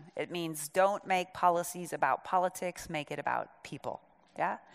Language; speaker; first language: English; native; English